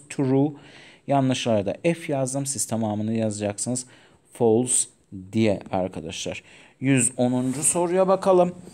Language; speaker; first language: Turkish; non-native, fluent; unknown